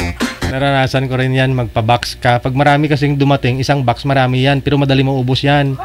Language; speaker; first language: Filipino; native; Filipino